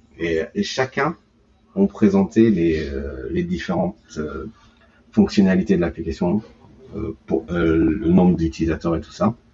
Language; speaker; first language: French; early bilingual, heritage; French